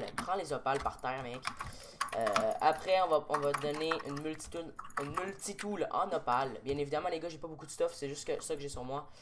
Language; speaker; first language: French; native; French